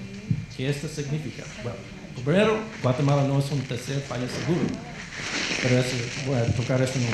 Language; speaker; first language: Spanish; non-native, fluent; English